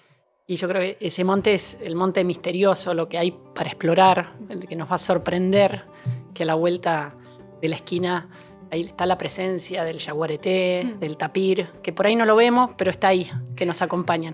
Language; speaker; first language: Spanish; native; Spanish